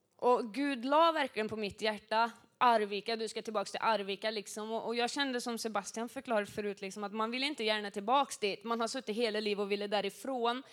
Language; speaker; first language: Swedish; native; Swedish